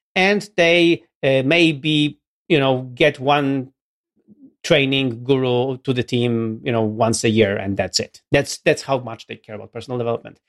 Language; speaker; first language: English; non-native, fluent; Polish